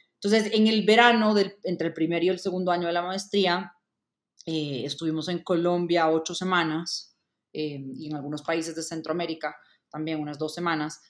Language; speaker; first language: Spanish; native; Spanish